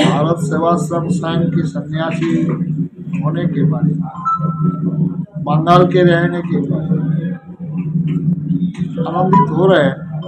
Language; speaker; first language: Hindi; non-native, local second language; Bangla